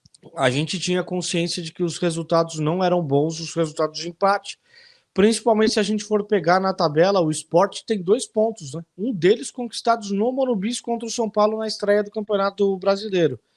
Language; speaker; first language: Portuguese; native; Portuguese